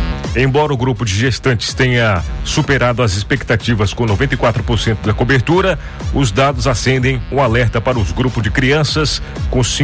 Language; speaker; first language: Portuguese; native; Portuguese